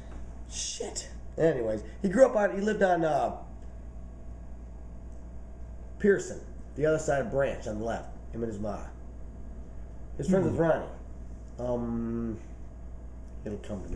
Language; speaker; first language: English; native; English